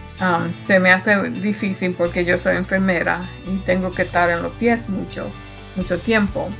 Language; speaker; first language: Spanish; early bilingual, heritage; Spanish